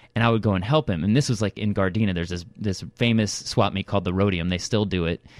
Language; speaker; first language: English; early bilingual, other home language; Russian